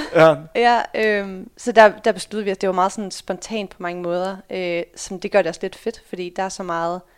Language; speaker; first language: Danish; early bilingual, other home language; Dutch